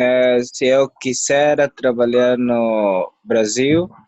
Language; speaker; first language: Portuguese; non-native, learner; Spanish